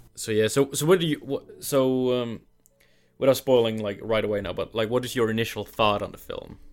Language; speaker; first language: English; non-native, fluent; Norwegian